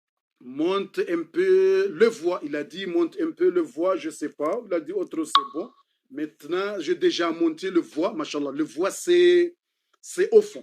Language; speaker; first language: French; non-native, learner; Comorian